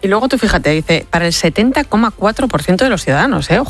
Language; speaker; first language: Spanish; native; Spanish